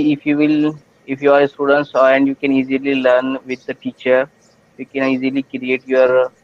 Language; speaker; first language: English; non-native, learner; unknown